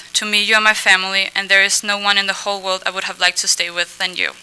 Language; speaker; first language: English; non-native, fluent; Danish